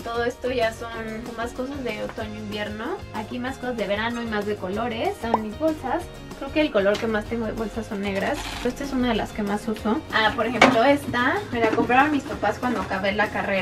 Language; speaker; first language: Spanish; native; Spanish